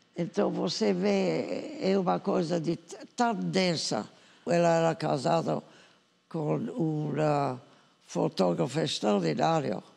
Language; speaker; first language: Portuguese; non-native, fluent; English